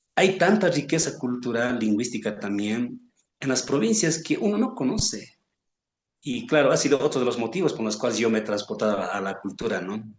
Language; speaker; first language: Spanish; non-native, local second language; Aymara